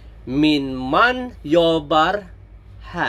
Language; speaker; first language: Swedish; non-native, learner; Filipino